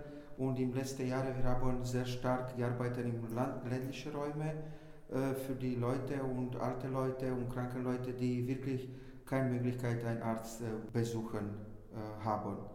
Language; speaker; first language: German; non-native, fluent; Romanian